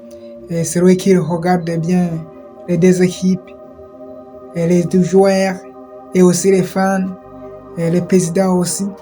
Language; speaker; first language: French; non-native, local second language; Kinyarwanda